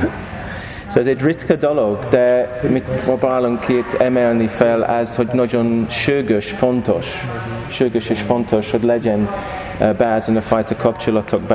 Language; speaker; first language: Hungarian; non-native, learner; English